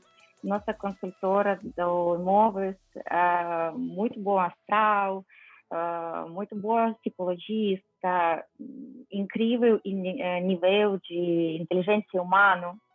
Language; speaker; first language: Portuguese; non-native, fluent; Ukrainian